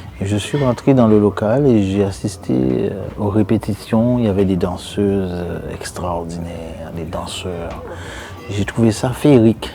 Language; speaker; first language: French; native; French